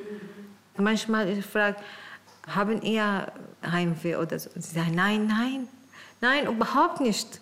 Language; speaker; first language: German; non-native, learner; Arabic